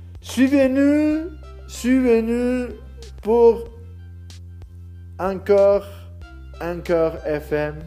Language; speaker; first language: French; non-native, learner; Spanish